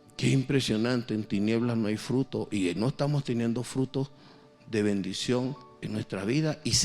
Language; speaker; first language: Spanish; native; Spanish